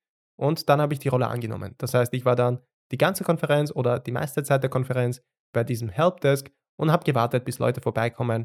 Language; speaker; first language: German; native; German